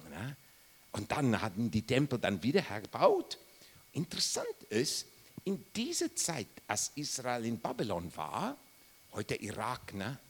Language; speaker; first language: German; non-native, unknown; English